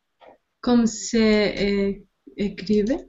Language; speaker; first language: Italian; non-native, learner; Spanish